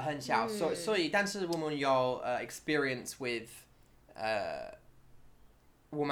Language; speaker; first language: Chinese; non-native, learner; English